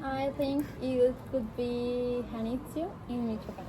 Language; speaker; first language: English; non-native, learner; Spanish